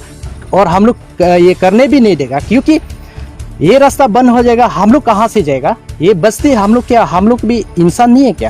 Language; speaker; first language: Hindi; non-native, local second language; Karbi